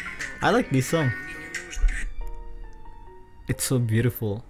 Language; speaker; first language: English; non-native, fluent; Indonesian